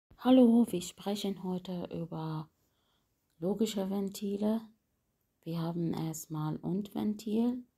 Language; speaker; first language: German; non-native, fluent; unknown